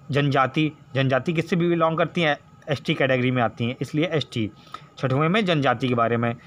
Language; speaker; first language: Hindi; native; Hindi